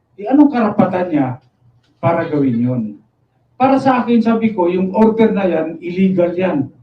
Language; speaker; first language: Filipino; non-native, local second language; Cebuano